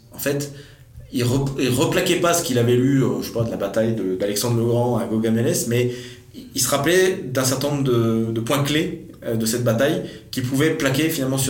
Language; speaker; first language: French; native; French